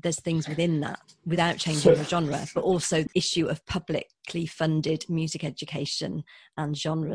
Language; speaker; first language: English; native; English